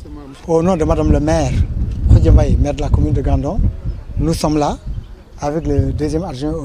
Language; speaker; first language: French; non-native, local second language; Wolof